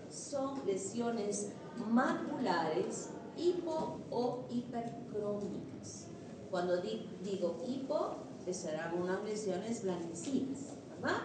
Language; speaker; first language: Spanish; native; Spanish